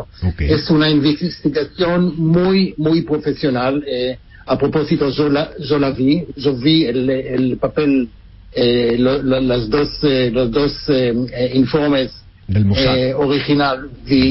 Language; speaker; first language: Spanish; non-native, fluent; Hebrew